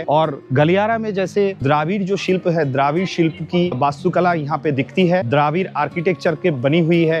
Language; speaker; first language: Hindi; non-native, local second language; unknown